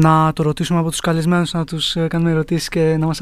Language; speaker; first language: Greek; early bilingual, other home language; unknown